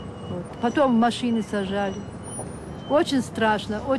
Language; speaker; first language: Russian; native; Russian